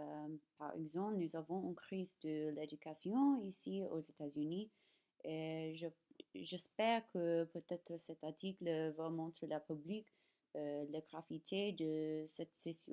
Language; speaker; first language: French; non-native, learner; English